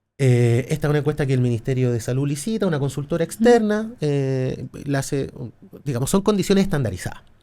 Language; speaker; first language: Spanish; native; Spanish